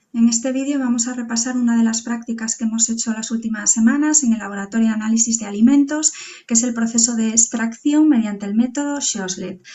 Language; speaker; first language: Spanish; native; Spanish